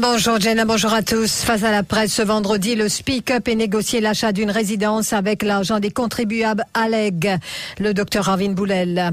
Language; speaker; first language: French; non-native, local second language; Morisyen